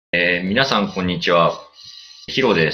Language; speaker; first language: Japanese; native; Japanese